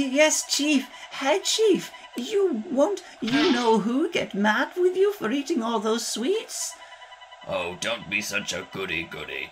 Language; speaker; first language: English; native; English